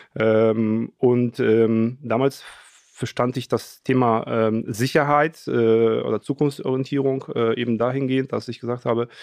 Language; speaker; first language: German; early bilingual, other home language; Polish